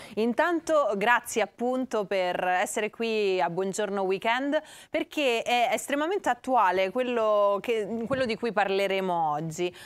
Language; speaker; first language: Italian; native; Italian